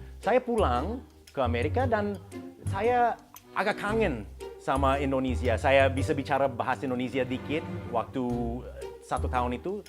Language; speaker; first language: Indonesian; non-native, fluent; English